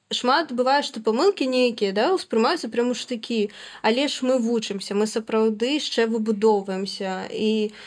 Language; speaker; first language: Belarusian; non-native, local second language; Russian